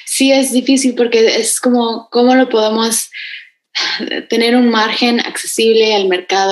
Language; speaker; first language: Spanish; early bilingual, heritage; Spanish